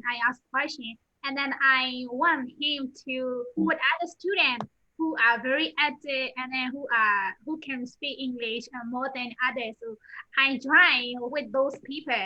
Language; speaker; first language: English; non-native, learner; Burmese